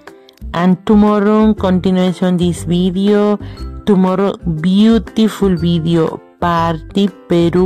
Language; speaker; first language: English; non-native, learner; Spanish